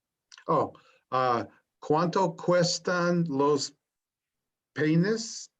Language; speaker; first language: Spanish; non-native, learner; English